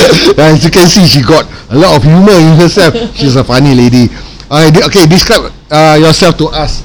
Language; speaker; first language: English; non-native, local second language; Malay